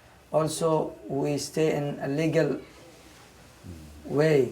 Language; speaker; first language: English; non-native, fluent; Arabic